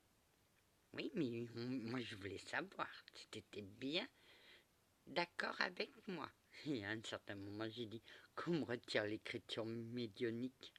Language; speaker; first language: French; early bilingual, other home language; Portuguese